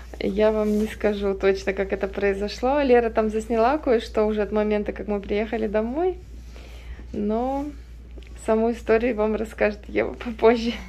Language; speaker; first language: Russian; native; Russian